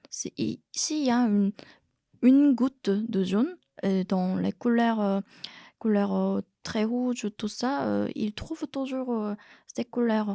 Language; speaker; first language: French; non-native, fluent; Korean